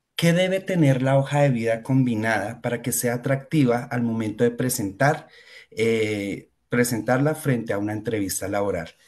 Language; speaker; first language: Spanish; native; Spanish